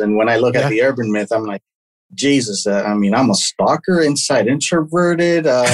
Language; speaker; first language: English; native; English